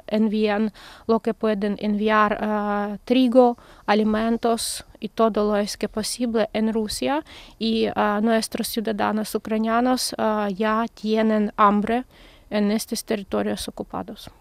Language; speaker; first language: Spanish; non-native, learner; Ukrainian